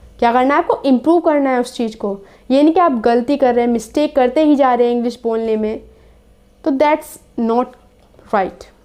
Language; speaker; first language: Hindi; native; Hindi